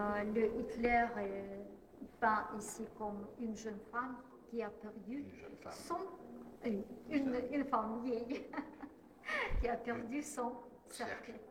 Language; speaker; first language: French; non-native, fluent; Russian